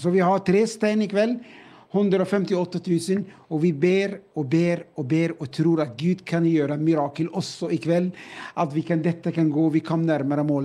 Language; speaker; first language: Norwegian; non-native, fluent; Arabic